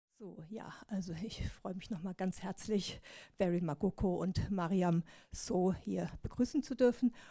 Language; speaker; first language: German; native; German